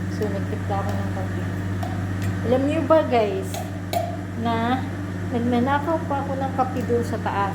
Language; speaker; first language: Filipino; non-native, local second language; Cebuano